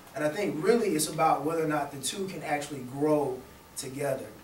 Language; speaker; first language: English; native; English